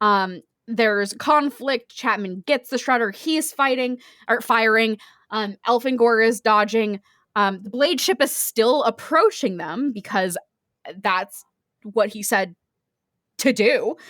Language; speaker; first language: English; native; English